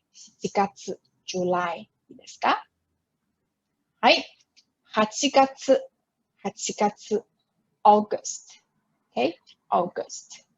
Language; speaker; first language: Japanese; non-native, fluent; Chinese